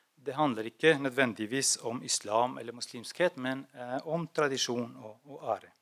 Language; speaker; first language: Norwegian; non-native, fluent; Albanian